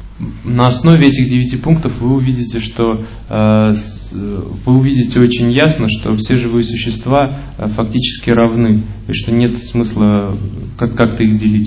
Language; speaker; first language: Russian; native; Russian